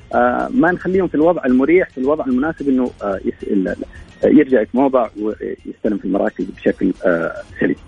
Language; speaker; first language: Arabic; native; Arabic